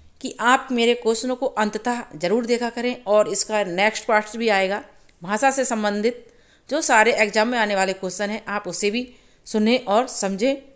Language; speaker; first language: Hindi; native; Hindi